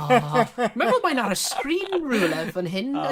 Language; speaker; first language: Welsh; non-native, local second language; English